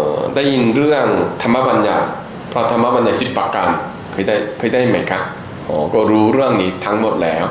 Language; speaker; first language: Thai; non-native, fluent; Korean